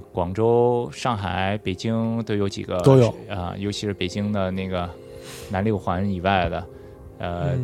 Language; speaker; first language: Chinese; native; Chinese